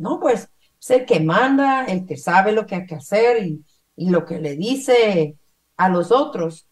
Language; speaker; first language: Spanish; non-native, fluent; English